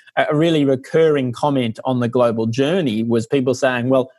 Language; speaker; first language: English; native; English